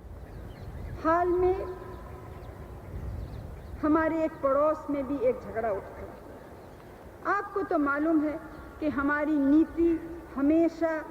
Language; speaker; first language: Hindi; native; Hindi